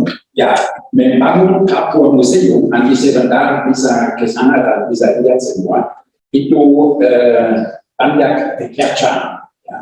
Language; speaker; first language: Indonesian; non-native, learner; German